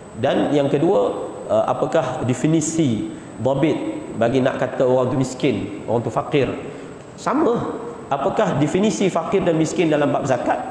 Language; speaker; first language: Malay; native; Malay